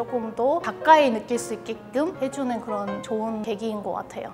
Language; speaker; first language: Korean; non-native, fluent; Turkish